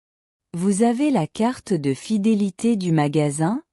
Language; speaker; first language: French; non-native, local second language; Arabic